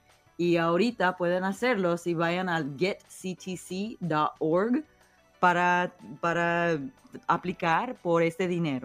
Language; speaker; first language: Spanish; early bilingual, heritage; English